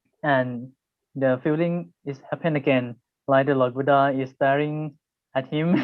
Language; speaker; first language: English; non-native, learner; Thai